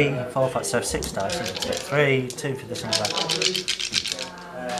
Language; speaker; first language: English; native; English